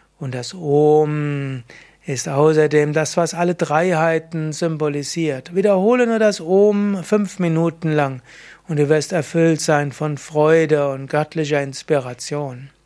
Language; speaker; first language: German; native; German